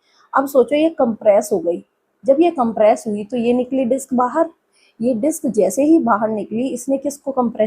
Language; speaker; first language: Hindi; native; Hindi